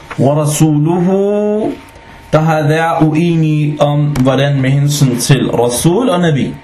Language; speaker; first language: Danish; non-native, fluent; Arabic